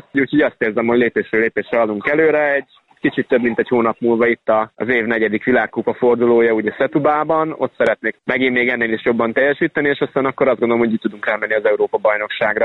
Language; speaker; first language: Hungarian; native; Hungarian